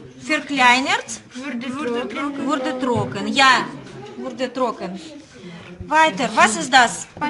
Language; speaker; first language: German; non-native, fluent; Russian